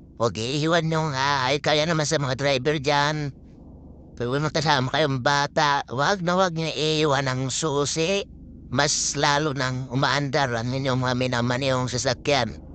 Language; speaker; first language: Filipino; non-native, local second language; Masbatenyo